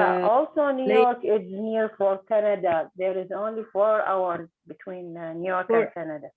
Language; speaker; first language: English; non-native, learner; Arabic